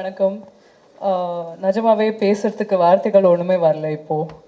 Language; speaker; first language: Tamil; native; Tamil